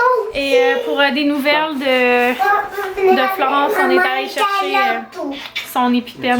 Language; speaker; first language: French; native; French